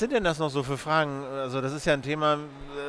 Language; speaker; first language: German; native; German